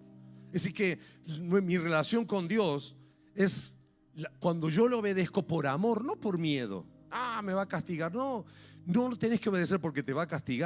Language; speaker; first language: Spanish; native; Spanish